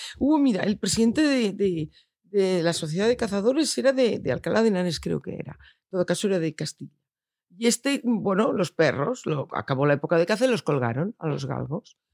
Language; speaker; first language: Spanish; non-native, local second language; Catalan